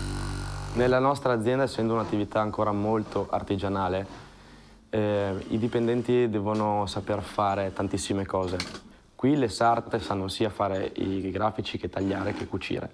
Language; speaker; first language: Italian; native; Italian